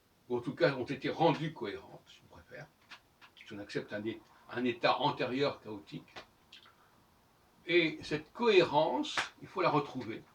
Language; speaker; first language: French; native; French